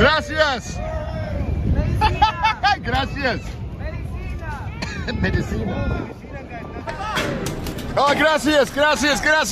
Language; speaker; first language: Spanish; non-native, learner; English